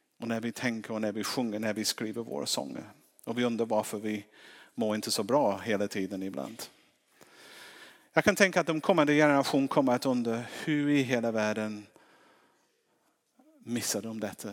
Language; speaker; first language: Swedish; non-native, fluent; English